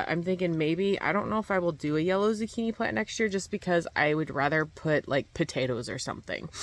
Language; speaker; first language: English; native; English